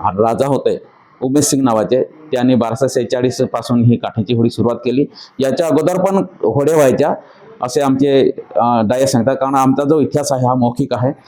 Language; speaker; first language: Marathi; non-native, local second language; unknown